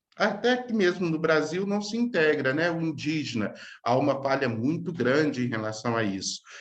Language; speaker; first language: Portuguese; native; Portuguese